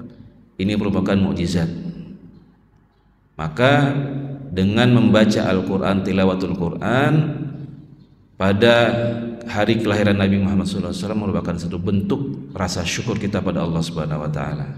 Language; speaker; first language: Indonesian; native; Indonesian